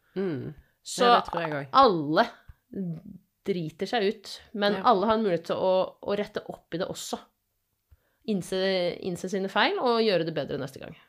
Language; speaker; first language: Norwegian; native; Norwegian